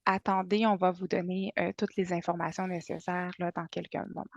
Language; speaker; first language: French; native; French